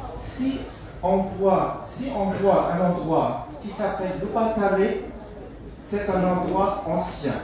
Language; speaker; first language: French; non-native, fluent; German